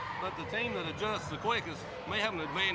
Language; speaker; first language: English; native; English